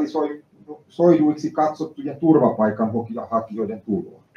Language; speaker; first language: Finnish; native; Finnish